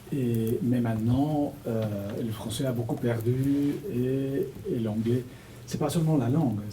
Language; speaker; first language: French; non-native, fluent; Spanish